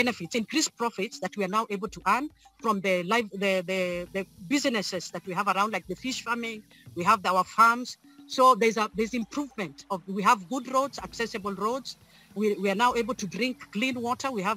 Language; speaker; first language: English; non-native, local second language; Luo (Kenya and Tanzania)